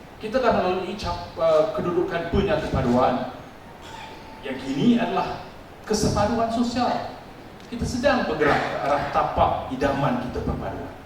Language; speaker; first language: Malay; non-native, local second language; Tamil